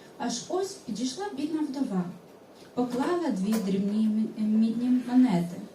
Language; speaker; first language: Ukrainian; non-native, local second language; Russian